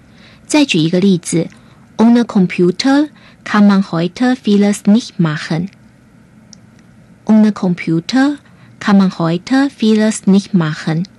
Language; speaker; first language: German; non-native, fluent; Chinese